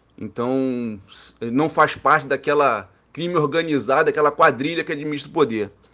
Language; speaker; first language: Portuguese; native; Portuguese